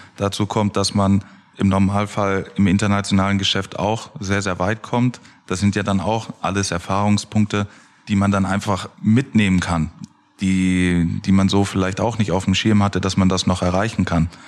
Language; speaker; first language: German; native; German